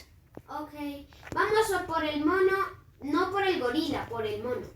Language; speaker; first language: Spanish; native; Spanish